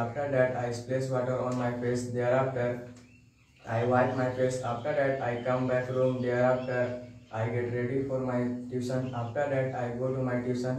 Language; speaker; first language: English; non-native, learner; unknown